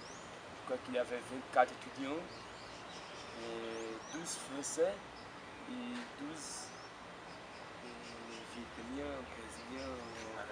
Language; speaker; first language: French; non-native, fluent; Portuguese